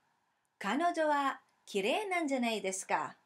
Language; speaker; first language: Japanese; non-native, fluent; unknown